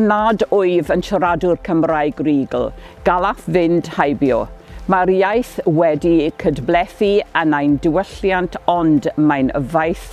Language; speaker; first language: Welsh; non-native, local second language; English